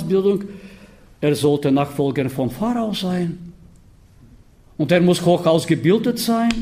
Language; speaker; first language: German; non-native, fluent; Bulgarian